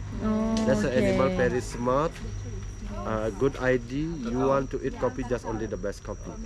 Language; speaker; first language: English; non-native, learner; Indonesian